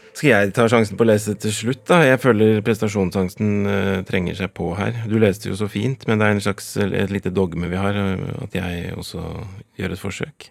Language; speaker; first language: Norwegian; native; Norwegian